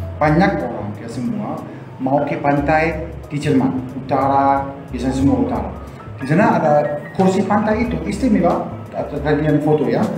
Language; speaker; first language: Indonesian; non-native, fluent; German